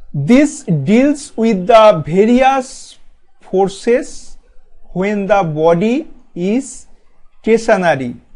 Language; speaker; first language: English; non-native, local second language; Bangla